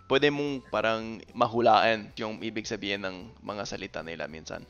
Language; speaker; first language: Filipino; non-native, fluent; English